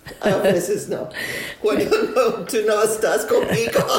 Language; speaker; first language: Spanish; non-native, learner; English